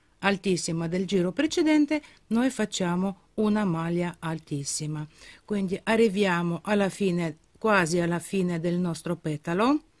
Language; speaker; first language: Italian; non-native, fluent; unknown